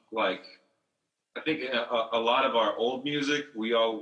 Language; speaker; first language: English; native; English